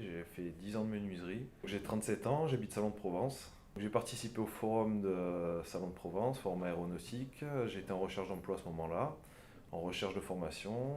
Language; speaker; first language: French; native; French